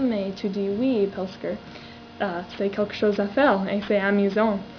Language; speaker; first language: French; non-native, learner; English